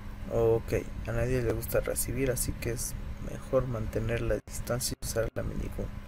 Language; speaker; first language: Spanish; native; Spanish